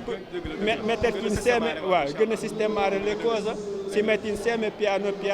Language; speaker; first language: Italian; non-native, learner; Wolof